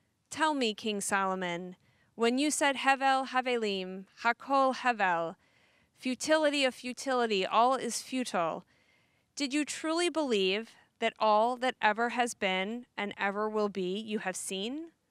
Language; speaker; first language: English; native; English